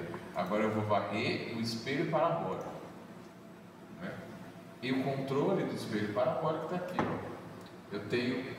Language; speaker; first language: Portuguese; native; Portuguese